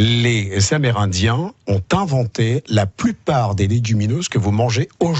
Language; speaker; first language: French; native; French